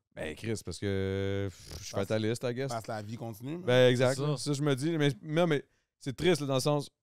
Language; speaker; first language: French; native; French